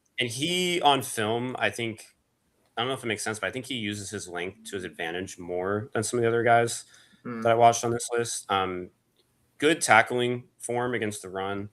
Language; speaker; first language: English; native; English